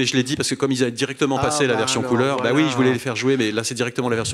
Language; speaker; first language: French; native; French